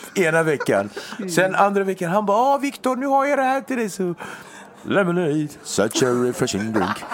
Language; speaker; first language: Swedish; native; Swedish